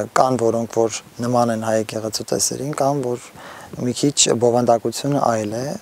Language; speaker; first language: Armenian; non-native, local second language; Assyrian Neo-Aramaic